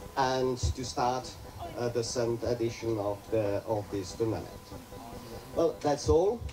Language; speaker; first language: English; non-native, fluent; Czech